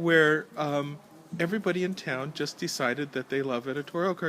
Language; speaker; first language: English; native; English